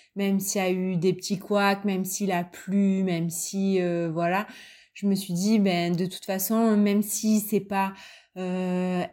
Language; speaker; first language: French; native; French